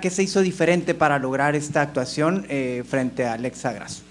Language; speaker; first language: Spanish; native; Spanish